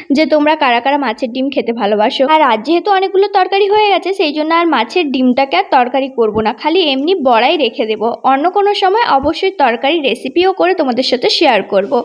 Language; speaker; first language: Bangla; non-native, local second language; Santali